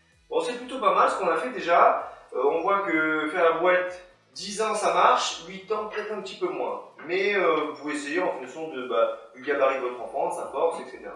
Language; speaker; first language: French; native; French